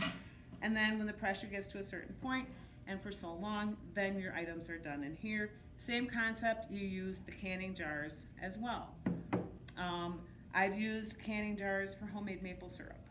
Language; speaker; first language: English; native; English